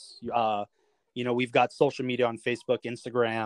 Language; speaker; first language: English; native; English